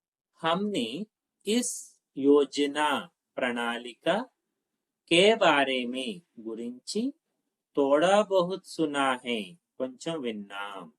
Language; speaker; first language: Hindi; non-native, local second language; Telugu